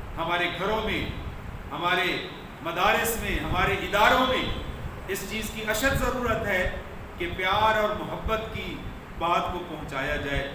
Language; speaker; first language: Urdu; non-native, local second language; Punjabi